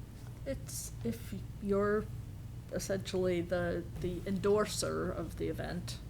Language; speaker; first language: English; native; English